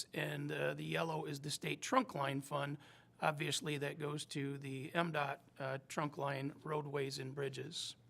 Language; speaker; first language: English; native; English